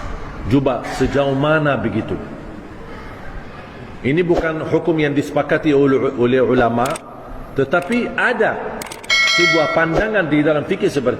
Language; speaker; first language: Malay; non-native, fluent; Arabic